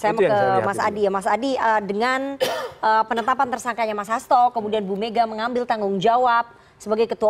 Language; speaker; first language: Indonesian; native; Indonesian